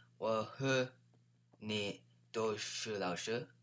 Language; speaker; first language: Chinese; non-native, learner; English